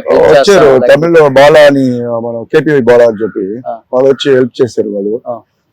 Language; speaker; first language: Telugu; non-native, local second language; Tamil